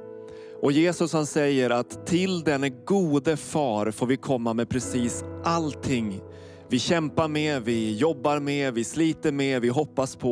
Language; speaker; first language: Swedish; native; Swedish